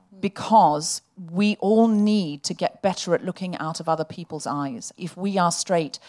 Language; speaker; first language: English; native; English